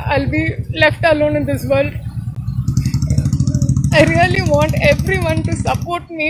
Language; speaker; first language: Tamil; non-native, local second language; Malayalam